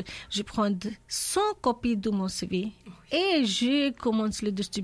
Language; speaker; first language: French; non-native, learner; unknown